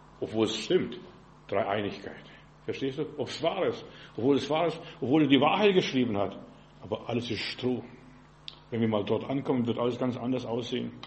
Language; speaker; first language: German; non-native, fluent; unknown